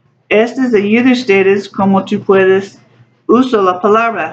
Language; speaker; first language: Spanish; non-native, learner; English